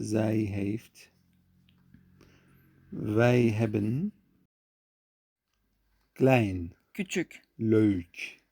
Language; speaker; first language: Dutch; non-native, learner; Turkish